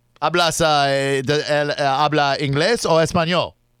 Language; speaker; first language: Spanish; non-native, learner; English